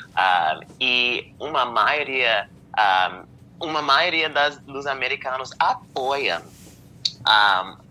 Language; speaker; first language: Portuguese; non-native, fluent; English